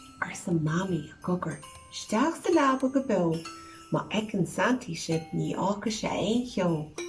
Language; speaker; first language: Irish; native; Irish